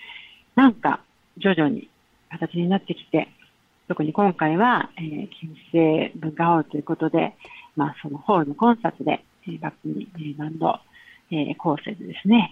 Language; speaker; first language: Japanese; native; Japanese